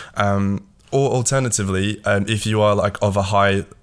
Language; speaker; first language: English; early bilingual, other home language; Latvian